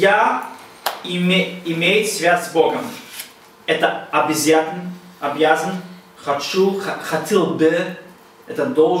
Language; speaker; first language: Russian; non-native, learner; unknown